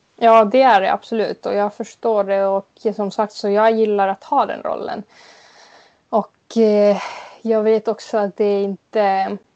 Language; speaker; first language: Swedish; non-native, local second language; Finnish